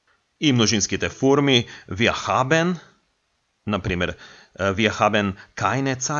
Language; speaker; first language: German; non-native, fluent; Macedonian